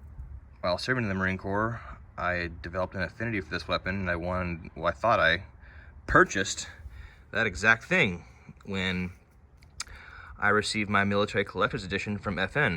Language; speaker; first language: English; native; English